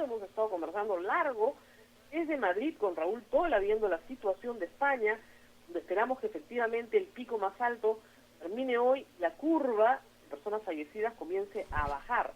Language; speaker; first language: Spanish; native; Spanish